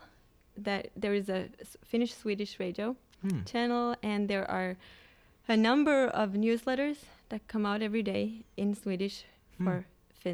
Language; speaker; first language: English; non-native, fluent; Swedish